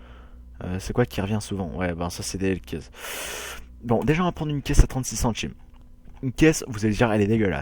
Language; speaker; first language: French; native; French